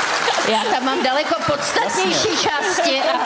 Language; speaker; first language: Czech; native; Czech